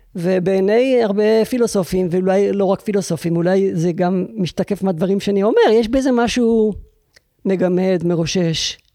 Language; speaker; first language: Hebrew; native; Hebrew